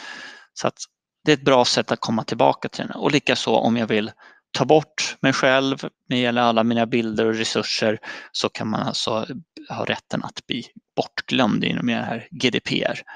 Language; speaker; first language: Swedish; native; Swedish